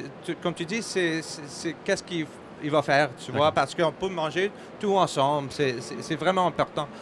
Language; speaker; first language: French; non-native, learner; English